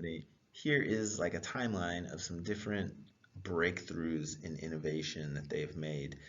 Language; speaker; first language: English; native; English